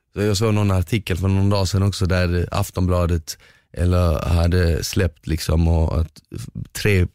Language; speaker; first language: Swedish; early bilingual, other home language; Bosnian